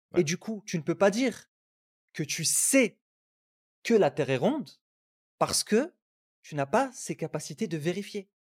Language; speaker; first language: French; non-native, local second language; Arabic